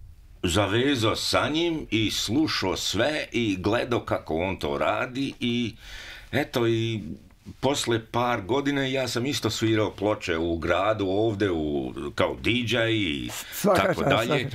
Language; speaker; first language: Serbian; early bilingual, heritage; English